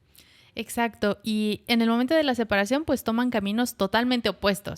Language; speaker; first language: Spanish; native; Spanish